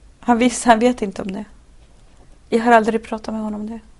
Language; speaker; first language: Swedish; non-native, fluent; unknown